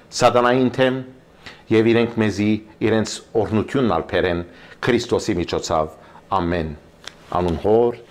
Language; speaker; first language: Armenian; early bilingual, heritage; Armenian